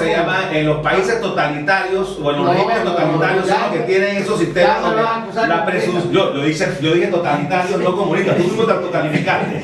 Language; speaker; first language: Spanish; native; Spanish